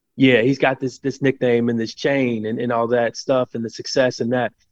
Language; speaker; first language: English; native; English